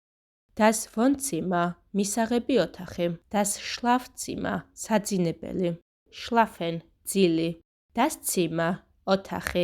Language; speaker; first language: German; non-native, fluent; Georgian